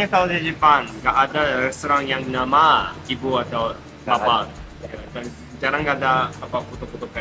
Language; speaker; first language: Indonesian; non-native, fluent; Japanese